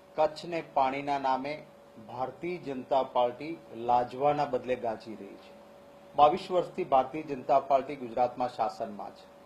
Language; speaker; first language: Gujarati; non-native, local second language; Kachhi